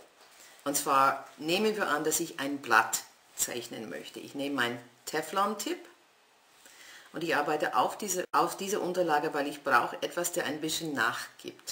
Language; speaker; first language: German; non-native, fluent; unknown